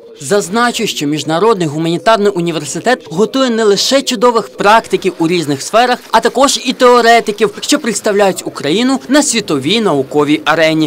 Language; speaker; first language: Ukrainian; native; Ukrainian